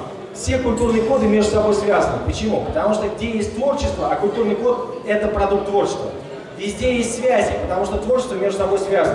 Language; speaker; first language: Russian; native; Russian